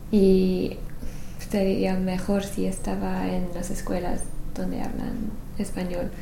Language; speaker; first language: Spanish; non-native, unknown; English